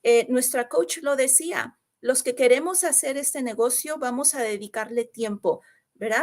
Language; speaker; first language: Spanish; native; Spanish